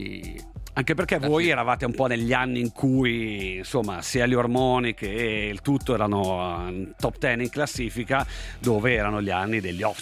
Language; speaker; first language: Italian; native; Italian